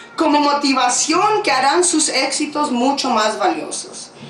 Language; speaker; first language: Spanish; early bilingual, other home language; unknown